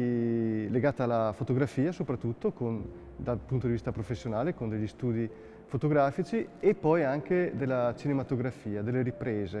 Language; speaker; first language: Italian; native; Italian